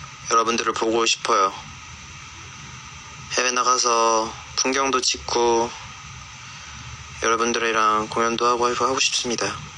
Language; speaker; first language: Korean; native; Korean